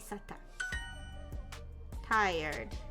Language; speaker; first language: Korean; non-native, learner; English